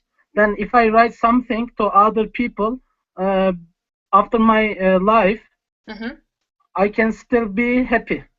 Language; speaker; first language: English; non-native, learner; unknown